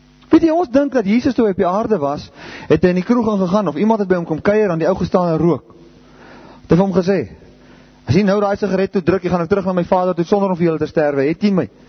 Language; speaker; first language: Afrikaans; native; Afrikaans